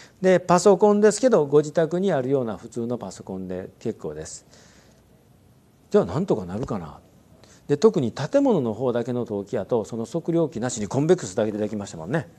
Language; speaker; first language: Japanese; native; Japanese